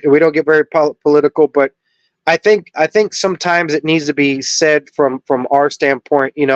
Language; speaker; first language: English; native; English